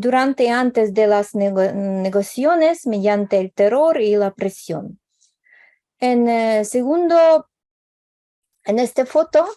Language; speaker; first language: Spanish; non-native, fluent; Ukrainian